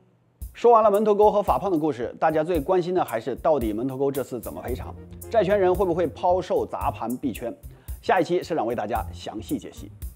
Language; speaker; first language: Chinese; native; Chinese